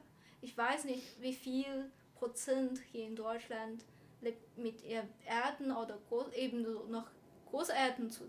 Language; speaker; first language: German; non-native, learner; Chinese